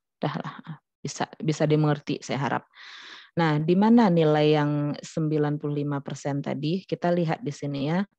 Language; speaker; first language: Indonesian; non-native, local second language; Minangkabau